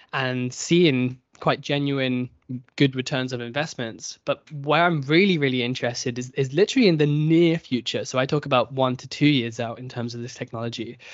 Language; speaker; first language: English; native; English